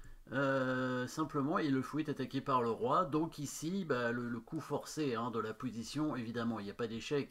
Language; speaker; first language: French; native; French